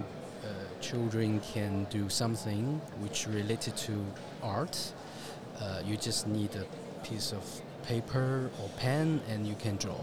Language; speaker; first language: English; non-native, fluent; Chinese